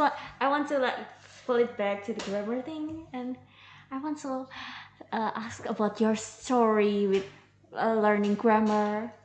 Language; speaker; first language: English; non-native, learner; Indonesian